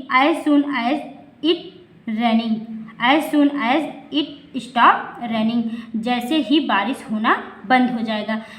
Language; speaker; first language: Hindi; native; Hindi